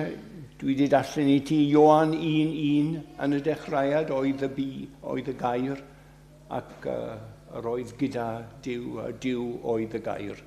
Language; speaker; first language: Welsh; non-native, fluent; English